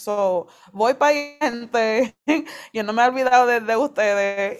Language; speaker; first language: Spanish; early bilingual, heritage; Spanish